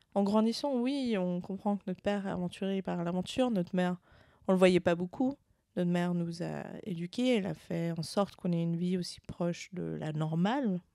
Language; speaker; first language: French; native; French